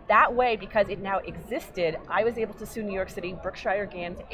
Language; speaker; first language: English; native; English